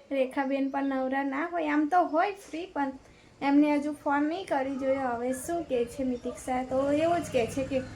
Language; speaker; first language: Gujarati; native; Gujarati